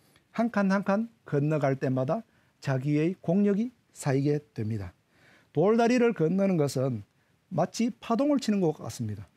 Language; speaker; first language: Korean; native; Korean